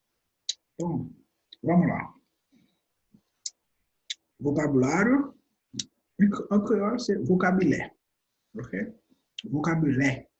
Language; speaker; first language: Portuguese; non-native, fluent; Haitian Creole